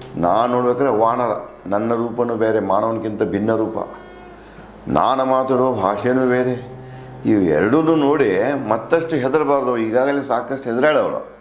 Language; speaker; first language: Kannada; native; Kannada